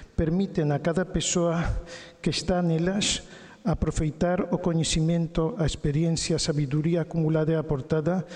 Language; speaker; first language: Portuguese; non-native, fluent; Galician